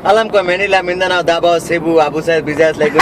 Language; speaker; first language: Filipino; non-native, learner; Bangla